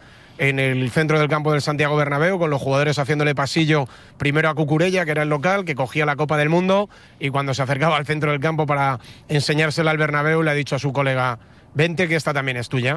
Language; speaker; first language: Spanish; native; Spanish